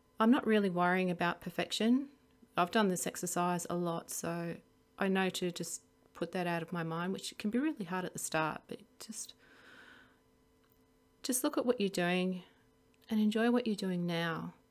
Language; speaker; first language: English; native; English